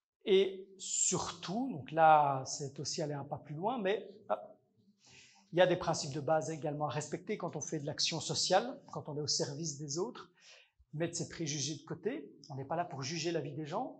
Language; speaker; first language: French; native; French